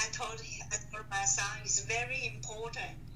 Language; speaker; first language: English; non-native, learner; Chinese